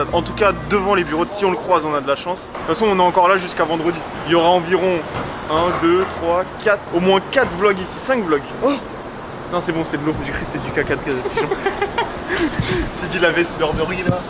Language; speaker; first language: French; native; French